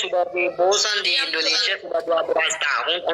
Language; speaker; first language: Indonesian; non-native, learner; Rohingya